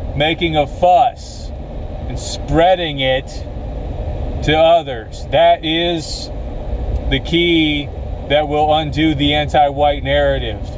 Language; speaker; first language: English; native; English